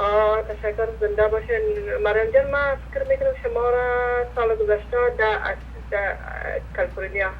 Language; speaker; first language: Persian; native; Persian